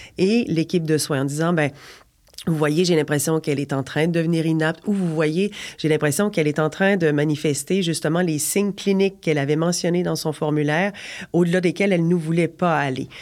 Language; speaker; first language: French; native; French